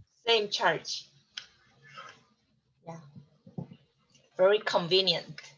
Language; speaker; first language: English; non-native, learner; Korean